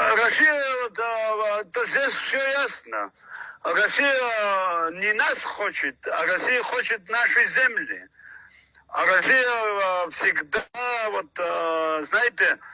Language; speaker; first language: Russian; non-native, local second language; Abkhazian